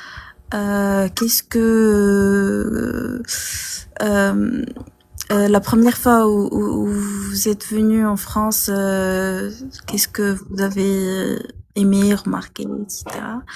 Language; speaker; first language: French; non-native, local second language; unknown